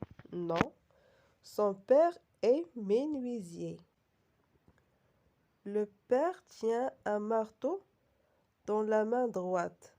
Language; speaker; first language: French; non-native, local second language; Arabic